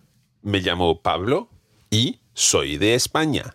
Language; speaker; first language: Spanish; non-native, fluent; English